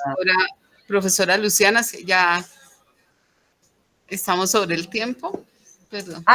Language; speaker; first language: Portuguese; non-native, learner; Spanish